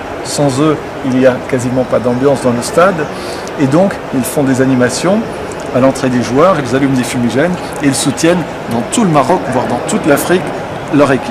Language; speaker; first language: French; native; French